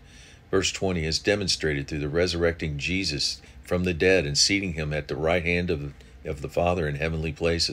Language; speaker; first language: English; native; English